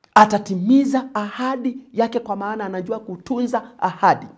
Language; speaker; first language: English; non-native, local second language; Swahili